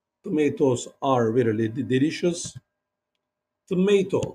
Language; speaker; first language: English; non-native, learner; Turkish